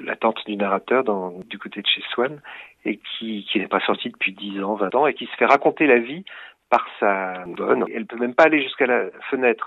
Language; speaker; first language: French; native; French